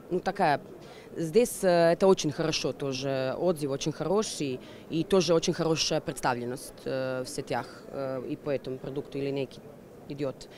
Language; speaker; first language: Russian; non-native, fluent; Serbian